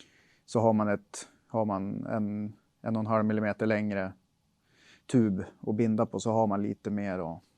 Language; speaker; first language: Swedish; native; Swedish